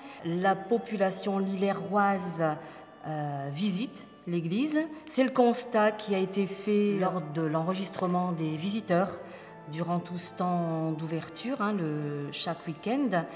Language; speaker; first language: French; native; French